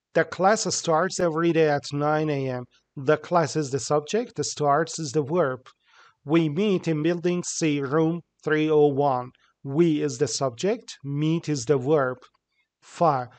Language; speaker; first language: English; non-native, fluent; Persian